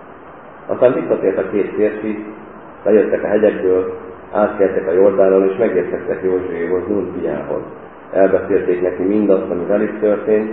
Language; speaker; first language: Hungarian; native; Hungarian